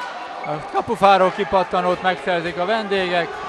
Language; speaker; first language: Hungarian; native; Hungarian